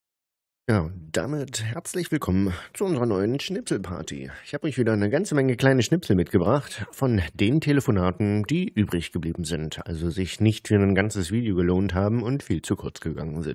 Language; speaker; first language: German; native; German